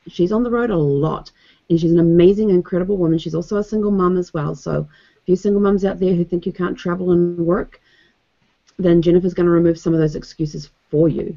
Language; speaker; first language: English; native; English